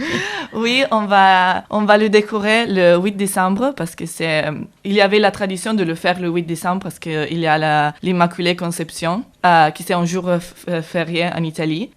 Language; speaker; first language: French; non-native, learner; Italian